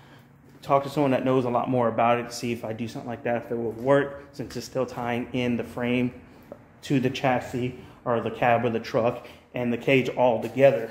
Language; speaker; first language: English; native; English